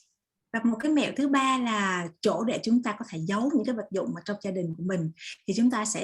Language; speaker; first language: Vietnamese; native; Vietnamese